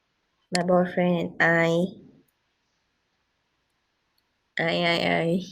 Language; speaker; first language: English; non-native, learner; Vietnamese